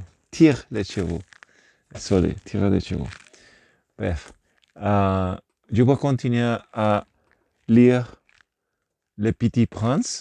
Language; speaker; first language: French; non-native, learner; Spanish